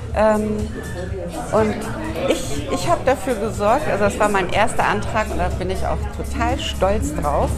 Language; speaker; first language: German; native; German